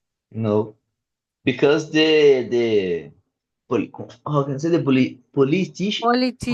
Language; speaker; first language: English; non-native, learner; Portuguese